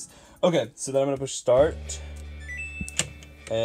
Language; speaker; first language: English; native; English